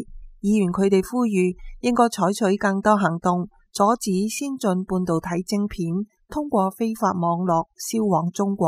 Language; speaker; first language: Chinese; non-native, local second language; Cantonese